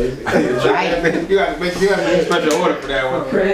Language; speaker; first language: English; native; English